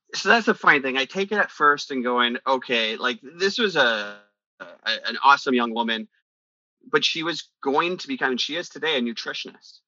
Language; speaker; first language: English; early bilingual, other home language; Italian